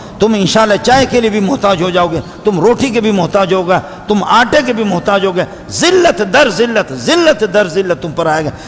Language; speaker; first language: Urdu; non-native, local second language; Baluchi